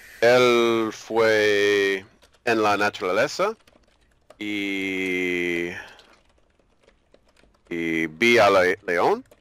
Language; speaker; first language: Spanish; non-native, learner; English